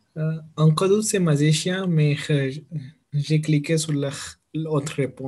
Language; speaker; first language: French; non-native, learner; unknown